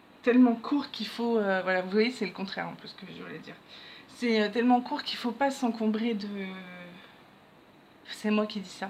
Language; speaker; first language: French; native; French